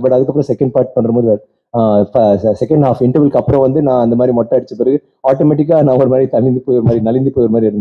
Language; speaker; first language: Tamil; native; Tamil